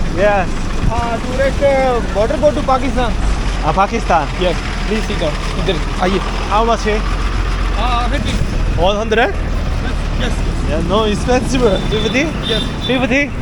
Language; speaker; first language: English; non-native, learner; Korean